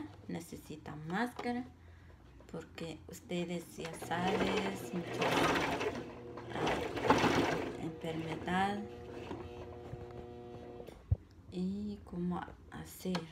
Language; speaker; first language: Spanish; non-native, local second language; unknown